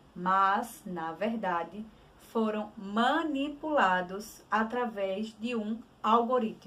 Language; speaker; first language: Portuguese; native; Portuguese